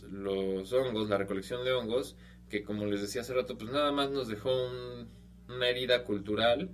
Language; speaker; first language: Spanish; native; Spanish